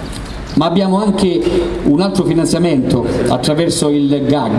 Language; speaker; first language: Italian; native; Italian